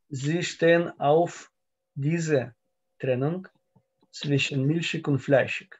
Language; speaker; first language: German; non-native, learner; Russian